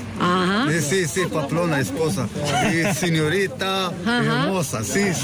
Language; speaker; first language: Spanish; non-native, learner; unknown